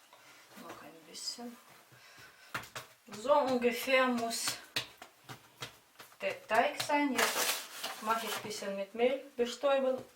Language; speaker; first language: German; non-native, fluent; Russian